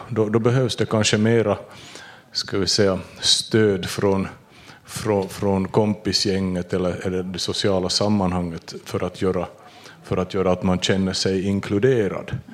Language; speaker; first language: Swedish; native; Swedish